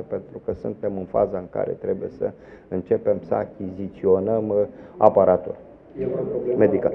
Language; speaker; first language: Romanian; native; Romanian